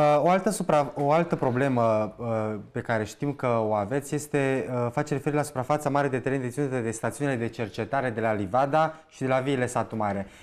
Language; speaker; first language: Romanian; native; Romanian